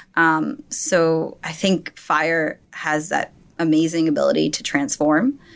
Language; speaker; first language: English; native; English